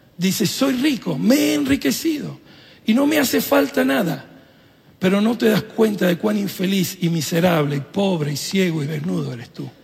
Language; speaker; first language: Spanish; native; Spanish